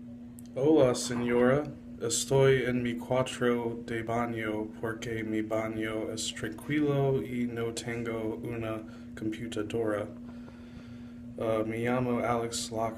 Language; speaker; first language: Spanish; non-native, learner; English